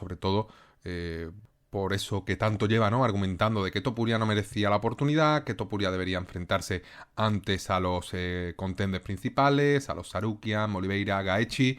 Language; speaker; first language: Spanish; native; Spanish